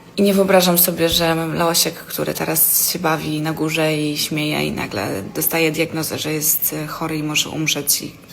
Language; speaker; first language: Polish; native; Polish